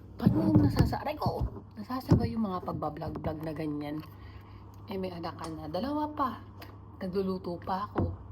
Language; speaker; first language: Filipino; native; Filipino